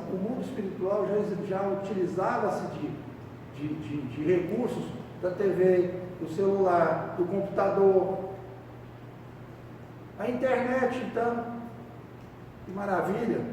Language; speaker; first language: Portuguese; native; Portuguese